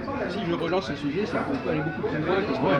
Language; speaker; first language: French; native; French